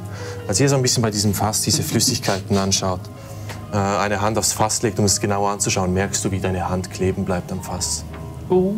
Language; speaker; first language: German; native; German